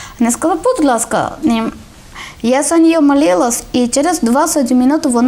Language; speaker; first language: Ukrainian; non-native, learner; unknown